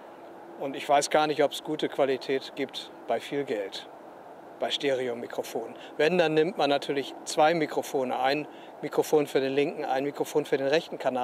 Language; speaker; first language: German; native; German